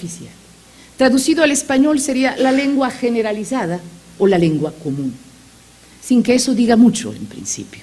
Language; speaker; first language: Spanish; non-native, fluent; Macedonian